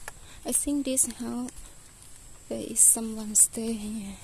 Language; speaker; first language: English; non-native, learner; Thai